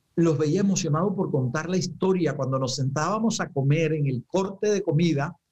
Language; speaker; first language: Spanish; native; Spanish